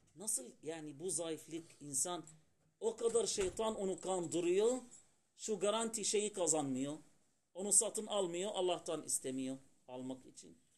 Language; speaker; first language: Turkish; non-native, fluent; Arabic